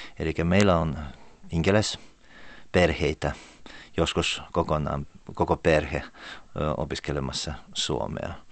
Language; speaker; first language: Finnish; early bilingual, heritage; Finnish